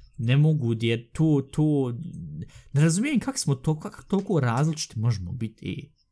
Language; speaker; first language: Bosnian; early bilingual, heritage; Bosnian